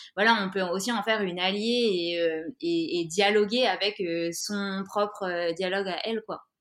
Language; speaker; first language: French; native; French